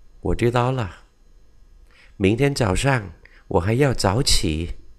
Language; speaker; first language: Chinese; non-native, fluent; Vietnamese